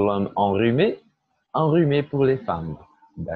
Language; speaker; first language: French; non-native, fluent; Portuguese